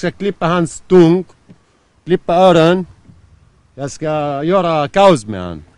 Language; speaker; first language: Swedish; non-native, learner; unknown